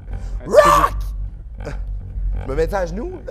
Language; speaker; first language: French; native; French